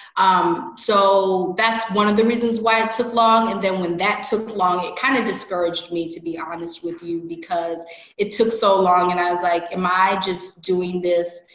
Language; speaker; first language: English; native; English